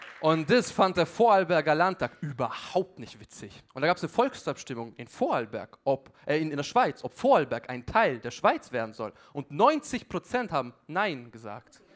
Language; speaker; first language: German; early bilingual, other home language; Albanian